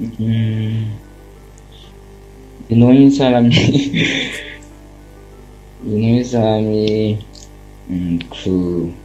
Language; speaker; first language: Korean; non-native, learner; Chinese